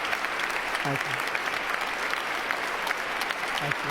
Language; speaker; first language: English; native; English